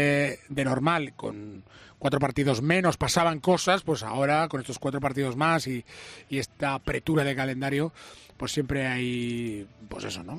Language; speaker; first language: Spanish; native; Spanish